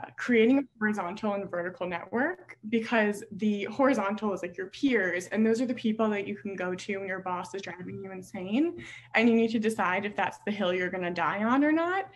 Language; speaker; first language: English; native; English